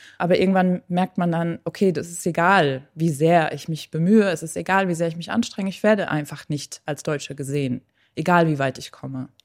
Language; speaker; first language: German; early bilingual, other home language; Persian